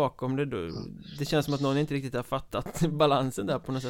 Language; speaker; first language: Swedish; native; Swedish